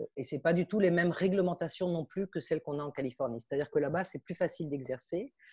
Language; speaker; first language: French; early bilingual, heritage; Spanish